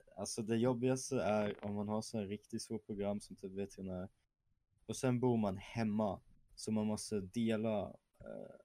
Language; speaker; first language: Swedish; early bilingual, other home language; German